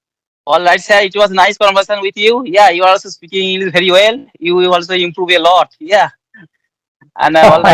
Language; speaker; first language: English; non-native, learner; Bangla